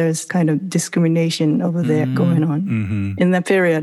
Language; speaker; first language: English; non-native, fluent; Japanese